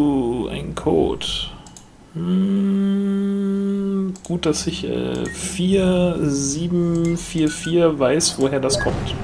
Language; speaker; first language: German; native; German